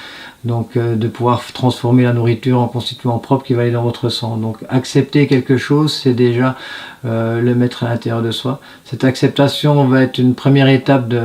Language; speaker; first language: French; native; French